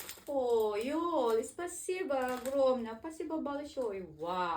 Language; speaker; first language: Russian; non-native, learner; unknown